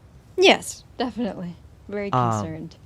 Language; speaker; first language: English; native; English